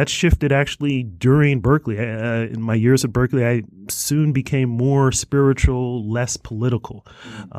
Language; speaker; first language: English; native; English